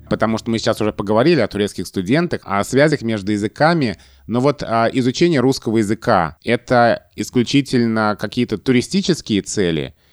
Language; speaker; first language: Russian; native; Russian